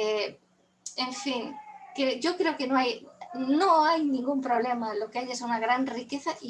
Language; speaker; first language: Spanish; native; Spanish